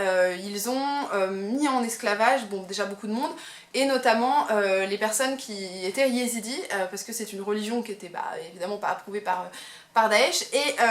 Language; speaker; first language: French; native; French